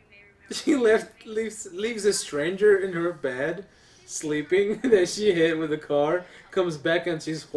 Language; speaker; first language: English; non-native, fluent; Russian